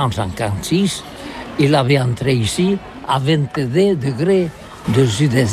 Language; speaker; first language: French; non-native, learner; Catalan